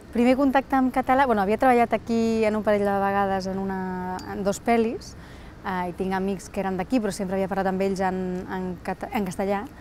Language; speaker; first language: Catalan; non-native, local second language; Spanish